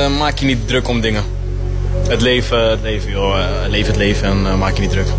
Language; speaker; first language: Dutch; early bilingual, other home language; Arabic